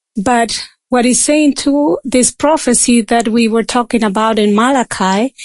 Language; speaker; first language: English; non-native, fluent; Spanish